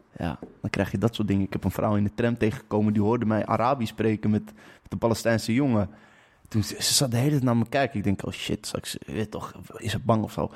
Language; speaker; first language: Dutch; native; Dutch